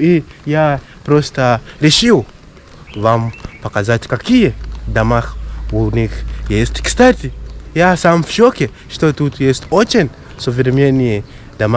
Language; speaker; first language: Russian; non-native, fluent; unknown